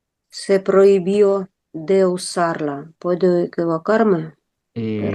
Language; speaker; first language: Spanish; non-native, learner; Russian